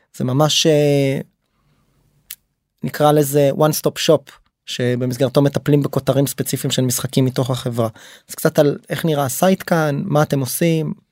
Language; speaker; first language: Hebrew; native; Hebrew